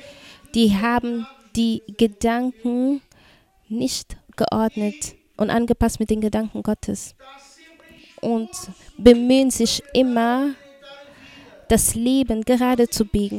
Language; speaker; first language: German; non-native, fluent; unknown